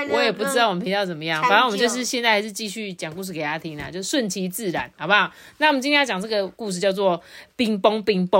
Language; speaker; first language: Chinese; native; Chinese